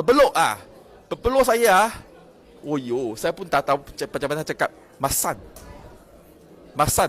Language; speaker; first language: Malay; non-native, local second language; Chinese